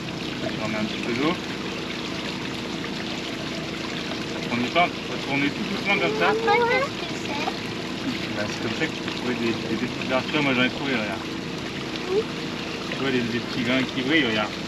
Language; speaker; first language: French; native; French